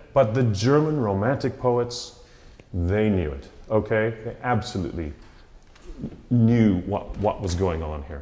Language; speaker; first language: English; native; English